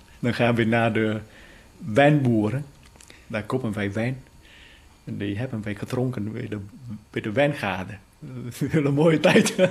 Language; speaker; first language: Dutch; non-native, fluent; Vietnamese